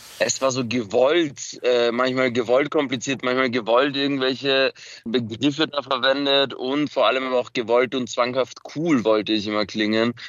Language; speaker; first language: German; early bilingual, other home language; Macedonian